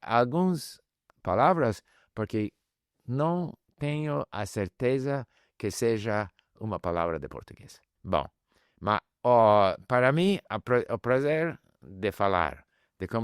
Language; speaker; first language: Portuguese; non-native, learner; English